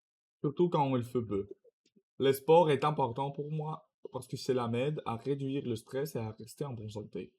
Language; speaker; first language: French; non-native, learner; Russian